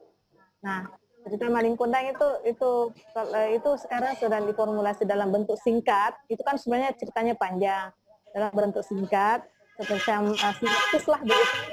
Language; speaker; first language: Indonesian; native; Indonesian